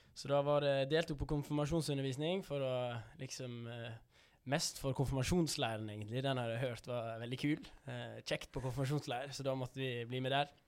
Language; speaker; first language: Norwegian; early bilingual, other home language; Dutch